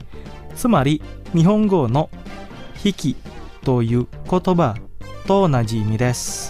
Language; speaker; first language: Japanese; non-native, fluent; Indonesian